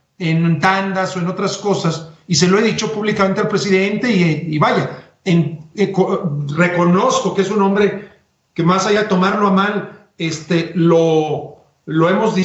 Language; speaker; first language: Spanish; native; Spanish